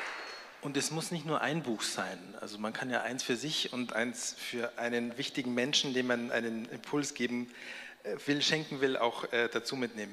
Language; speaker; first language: German; native; German